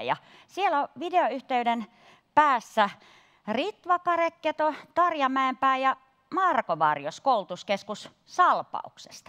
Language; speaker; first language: Finnish; native; Finnish